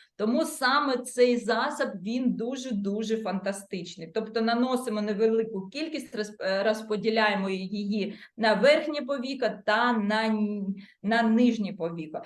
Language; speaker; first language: Ukrainian; non-native, local second language; Russian